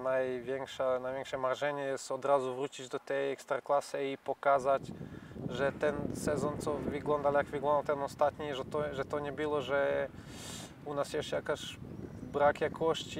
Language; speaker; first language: Polish; non-native, fluent; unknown